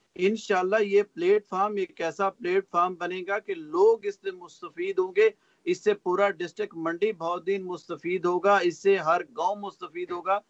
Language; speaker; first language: Urdu; non-native, local second language; Punjabi